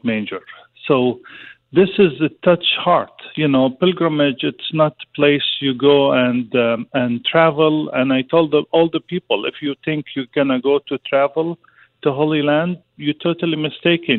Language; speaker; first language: English; non-native, fluent; Arabic